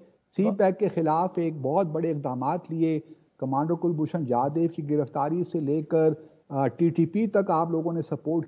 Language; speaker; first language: Urdu; native; Urdu